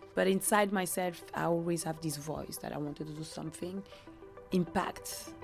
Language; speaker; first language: English; non-native, fluent; French